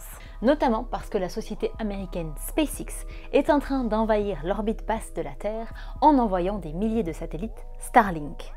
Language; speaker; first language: French; native; French